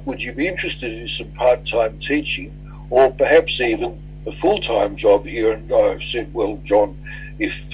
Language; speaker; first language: English; native; English